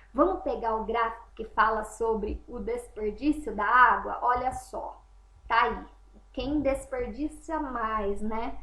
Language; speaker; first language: Portuguese; native; Portuguese